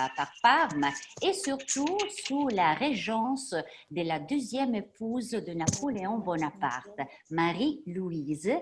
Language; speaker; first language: French; non-native, fluent; Italian